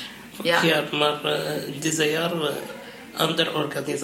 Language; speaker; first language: Dutch; non-native, learner; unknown